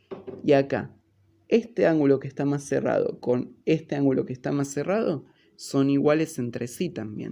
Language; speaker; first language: Spanish; native; Spanish